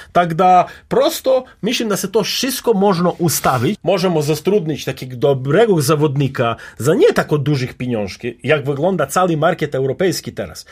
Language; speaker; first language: Polish; non-native, learner; Serbian